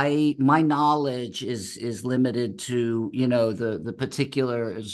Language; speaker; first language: English; native; English